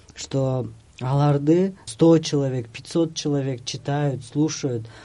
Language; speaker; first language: Russian; non-native, local second language; Kyrgyz